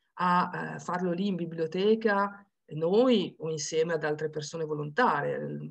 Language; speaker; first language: Italian; native; Italian